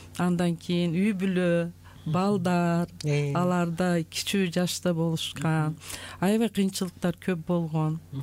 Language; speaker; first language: Kyrgyz; non-native, local second language; Uzbek